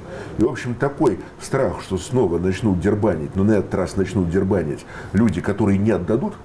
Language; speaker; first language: Russian; native; Russian